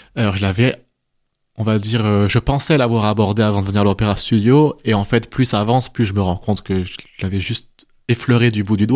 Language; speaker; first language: French; native; French